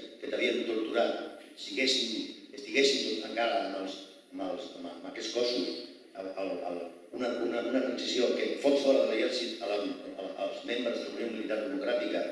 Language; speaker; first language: Catalan; non-native, local second language; Spanish